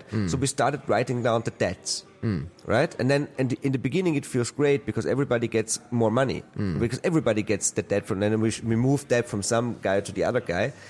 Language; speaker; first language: English; non-native, fluent; German